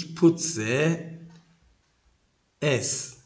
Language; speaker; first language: German; non-native, fluent; Turkish